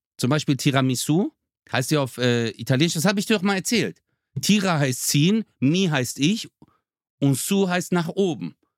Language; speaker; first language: German; early bilingual, other home language; Turkish